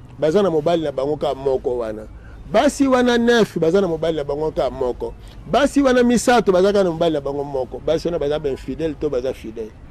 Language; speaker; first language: Lingala; non-native, local second language; Kongo